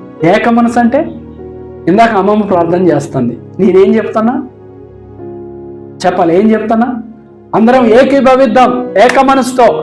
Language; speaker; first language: Telugu; native; Telugu